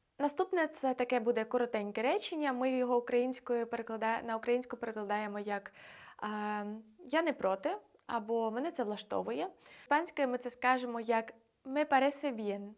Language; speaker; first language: Ukrainian; native; Ukrainian